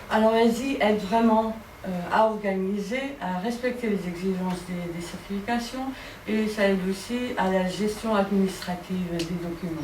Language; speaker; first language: French; non-native, fluent; Dutch